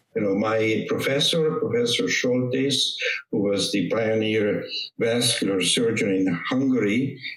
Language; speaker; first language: English; non-native, fluent; Hungarian